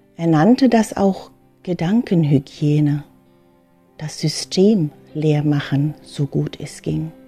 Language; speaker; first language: German; early bilingual, other home language; Filipino